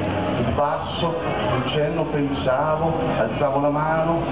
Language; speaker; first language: Italian; native; Italian